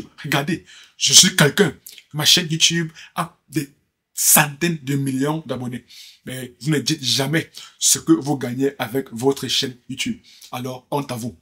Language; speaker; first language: French; native; French